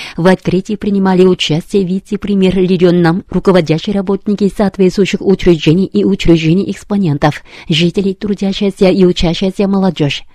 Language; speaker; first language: Russian; non-native, fluent; Korean